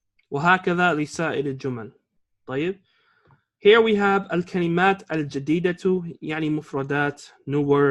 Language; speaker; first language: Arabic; non-native, fluent; English